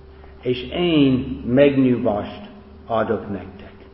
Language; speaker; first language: Hungarian; non-native, fluent; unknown